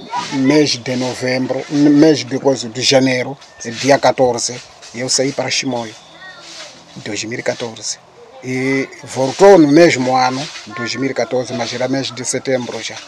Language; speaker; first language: Portuguese; non-native, local second language; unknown